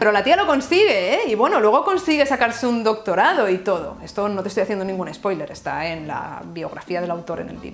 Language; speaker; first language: Spanish; native; Spanish